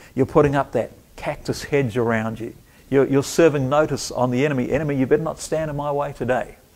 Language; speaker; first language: English; native; English